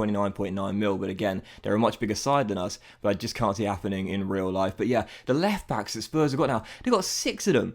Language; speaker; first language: English; native; English